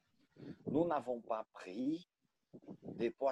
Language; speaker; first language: French; non-native, learner; Portuguese